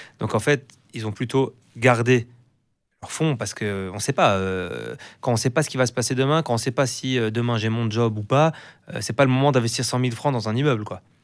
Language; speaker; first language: French; native; French